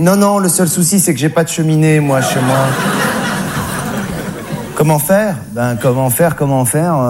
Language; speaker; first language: French; native; French